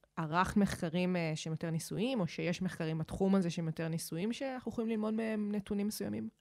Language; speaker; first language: Hebrew; native; Hebrew